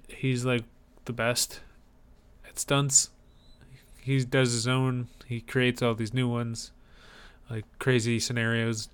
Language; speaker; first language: English; native; English